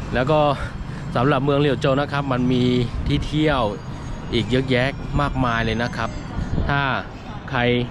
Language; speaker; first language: Thai; non-native, fluent; Chinese